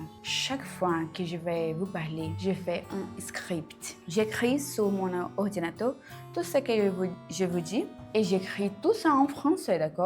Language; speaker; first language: French; non-native, learner; Portuguese